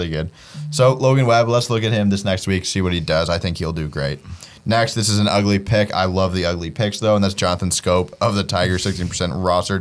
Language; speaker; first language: English; native; English